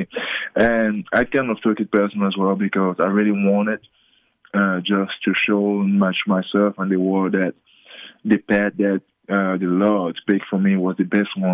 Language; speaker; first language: English; non-native, local second language; French